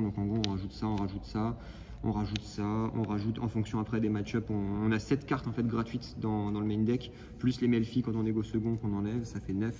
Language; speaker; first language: French; native; French